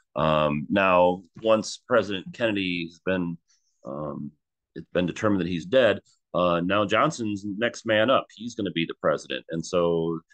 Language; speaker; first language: English; native; English